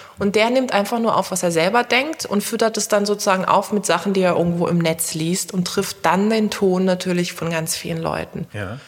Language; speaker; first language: German; early bilingual, other home language; Turkish